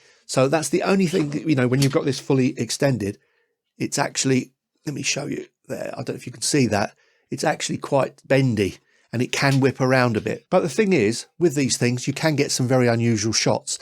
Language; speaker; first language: English; native; English